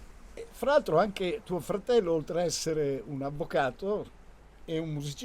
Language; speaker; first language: Italian; native; Italian